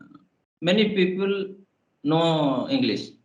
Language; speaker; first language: English; non-native, learner; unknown